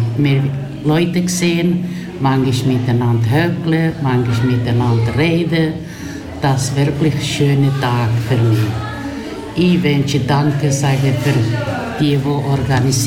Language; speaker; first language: German; non-native, learner; Kurdish